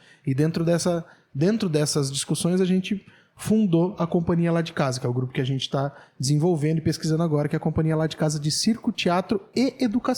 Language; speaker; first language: Portuguese; native; Portuguese